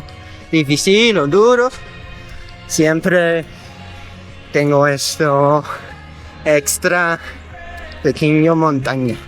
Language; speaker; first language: Spanish; non-native, learner; Dutch